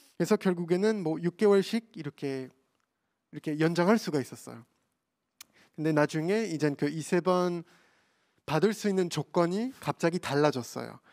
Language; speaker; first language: Korean; non-native, fluent; French